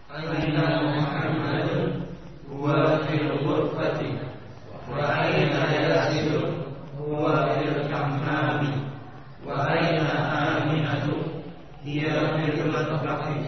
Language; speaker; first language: Arabic; non-native, learner; Indonesian